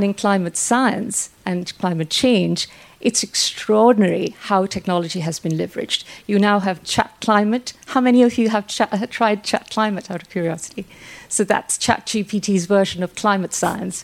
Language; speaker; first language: English; non-native, local second language; Sinhala